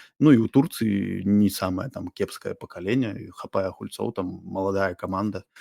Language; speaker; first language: Belarusian; non-native, local second language; Russian